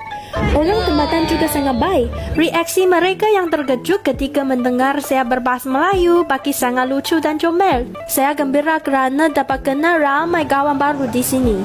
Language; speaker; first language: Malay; non-native, fluent; Chinese